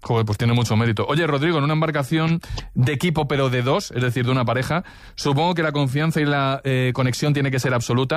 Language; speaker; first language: Spanish; native; Spanish